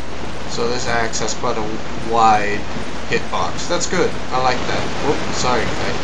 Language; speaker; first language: English; native; English